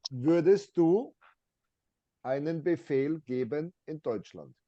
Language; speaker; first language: German; non-native, fluent; English